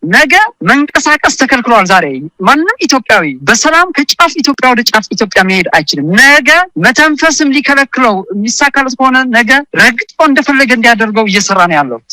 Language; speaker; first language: Amharic; non-native, local second language; Tigrinya